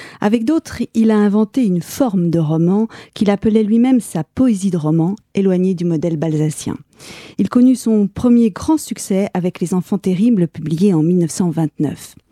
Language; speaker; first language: French; native; French